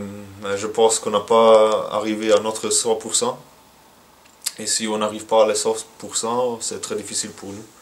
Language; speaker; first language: French; non-native, local second language; Dutch